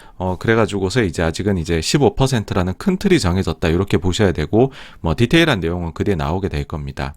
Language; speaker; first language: Korean; native; Korean